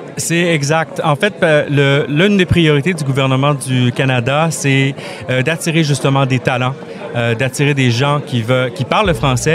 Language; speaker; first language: French; native; French